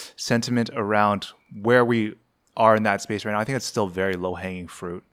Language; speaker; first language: English; native; English